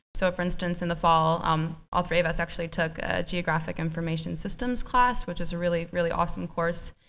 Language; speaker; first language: English; native; English